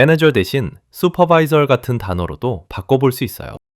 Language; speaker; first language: Korean; native; Korean